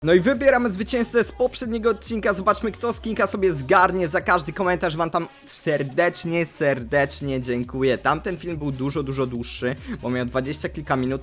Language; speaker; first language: Polish; native; Polish